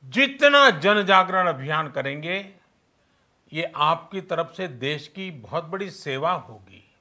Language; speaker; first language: Hindi; non-native, local second language; Gujarati